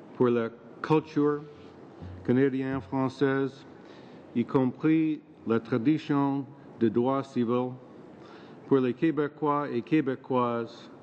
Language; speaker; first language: French; non-native, learner; English